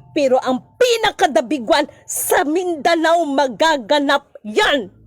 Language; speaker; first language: Filipino; non-native, local second language; Cebuano